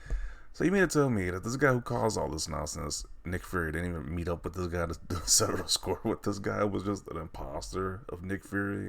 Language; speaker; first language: English; native; English